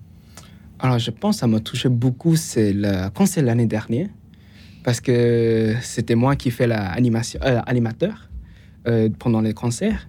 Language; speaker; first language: French; non-native, fluent; Chinese